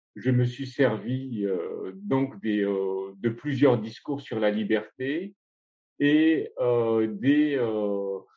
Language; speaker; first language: French; non-native, local second language; Malagasy